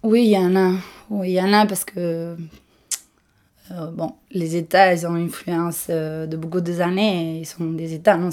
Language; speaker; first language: French; non-native, local second language; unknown